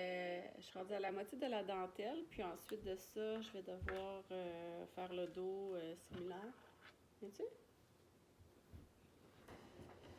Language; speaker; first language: French; native; French